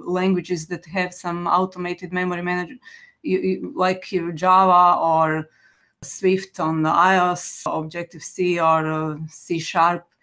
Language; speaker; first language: English; non-native, fluent; Croatian